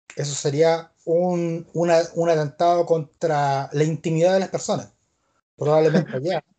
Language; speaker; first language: Spanish; native; Spanish